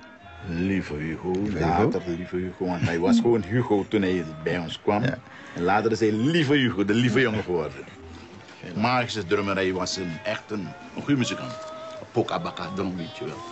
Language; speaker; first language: Dutch; non-native, local second language; Sranan Tongo